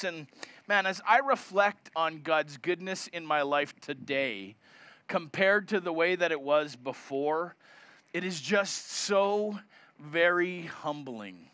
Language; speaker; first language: English; native; English